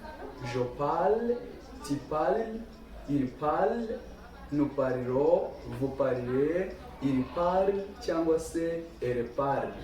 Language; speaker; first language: French; non-native, local second language; Kinyarwanda